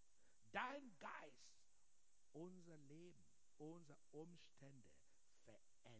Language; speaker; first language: German; non-native, learner; English